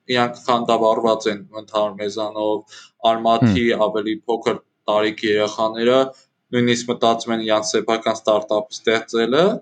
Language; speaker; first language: Armenian; native; Armenian